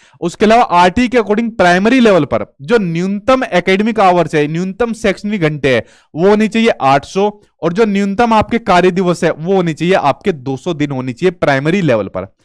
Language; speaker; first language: Hindi; native; Hindi